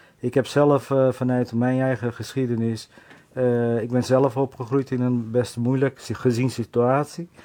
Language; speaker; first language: Dutch; non-native, fluent; Portuguese